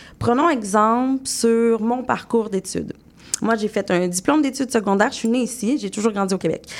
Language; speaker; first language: French; native; French